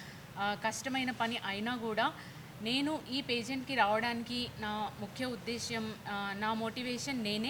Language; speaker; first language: Telugu; native; Telugu